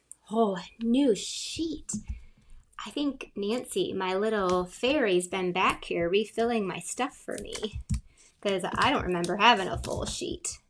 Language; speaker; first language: English; native; English